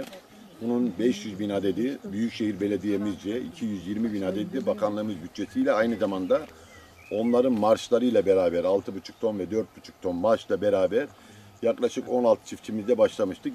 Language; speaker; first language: Turkish; native; Turkish